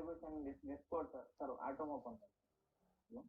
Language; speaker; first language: English; non-native, local second language; Kannada